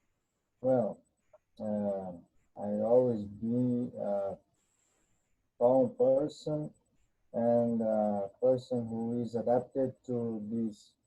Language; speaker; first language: English; non-native, learner; Portuguese